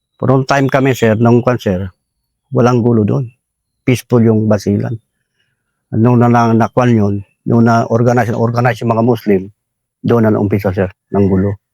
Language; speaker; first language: Filipino; non-native, local second language; Cebuano